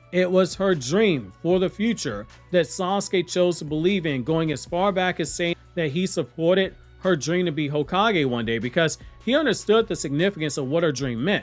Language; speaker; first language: English; native; English